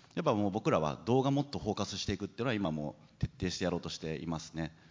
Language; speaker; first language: Japanese; native; Japanese